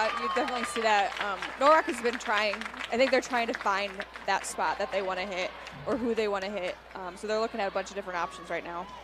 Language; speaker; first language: English; native; English